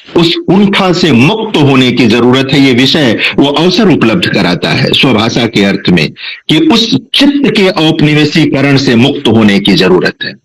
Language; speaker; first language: Hindi; non-native, local second language; Bhojpuri